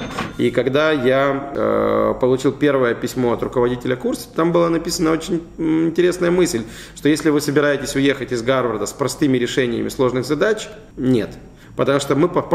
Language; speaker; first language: Russian; native; Russian